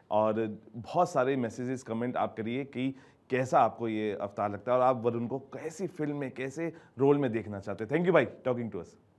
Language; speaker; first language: Hindi; native; Hindi